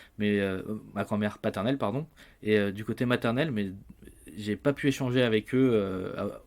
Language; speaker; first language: French; native; French